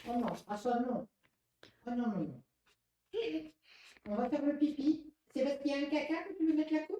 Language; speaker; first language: French; native; French